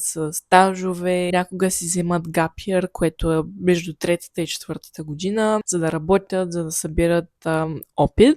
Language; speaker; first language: Bulgarian; native; Bulgarian